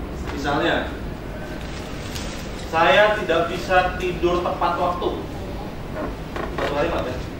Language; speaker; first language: Indonesian; native; Indonesian